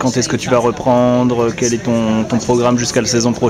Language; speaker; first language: French; native; French